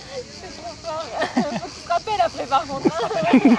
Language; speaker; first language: French; native; French